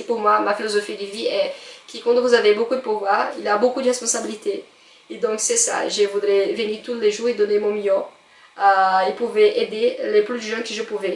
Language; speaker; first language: French; non-native, fluent; Portuguese